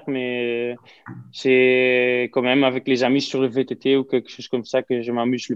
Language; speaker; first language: French; non-native, fluent; Dutch